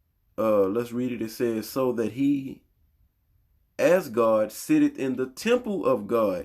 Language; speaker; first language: English; native; English